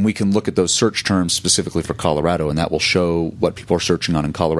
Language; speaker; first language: English; native; English